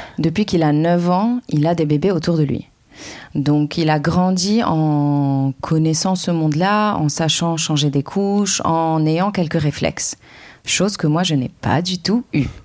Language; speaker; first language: French; native; French